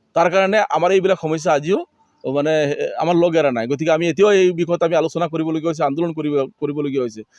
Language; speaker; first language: Assamese; non-native, local second language; Bangla